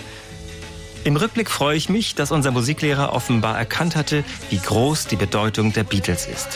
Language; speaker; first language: German; native; German